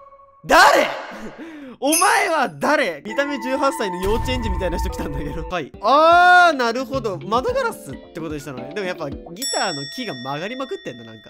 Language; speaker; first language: Japanese; native; Japanese